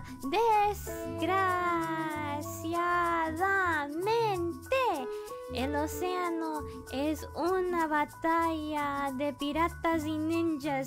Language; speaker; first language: Spanish; non-native, learner; English